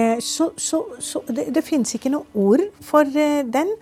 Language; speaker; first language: Norwegian; non-native, fluent; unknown